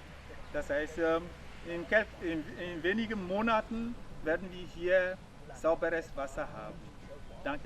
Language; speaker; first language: German; non-native, fluent; Ewe